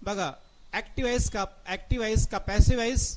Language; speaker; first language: Hindi; non-native, local second language; Marathi